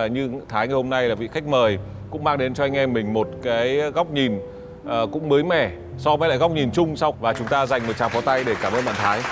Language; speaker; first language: Vietnamese; native; Vietnamese